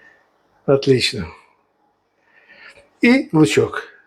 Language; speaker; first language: Russian; native; Russian